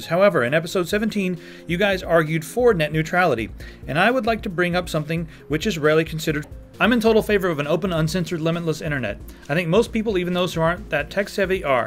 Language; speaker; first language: English; native; English